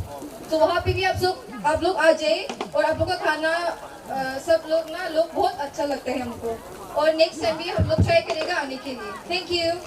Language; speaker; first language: Hindi; non-native, local second language; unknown